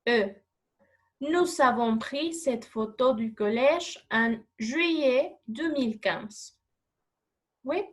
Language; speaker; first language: French; non-native, fluent; Spanish